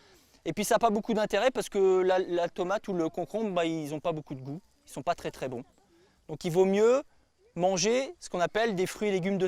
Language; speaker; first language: French; native; French